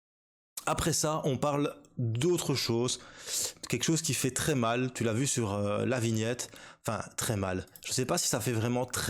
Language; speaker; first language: French; native; French